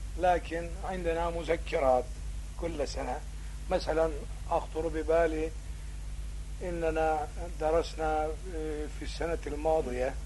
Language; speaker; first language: Arabic; non-native, fluent; Turkish